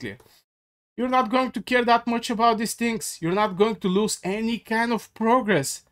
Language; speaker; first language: English; non-native, fluent; Bulgarian